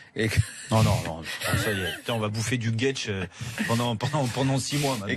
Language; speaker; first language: French; native; French